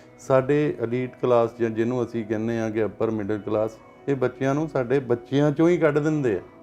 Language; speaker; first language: Punjabi; native; Punjabi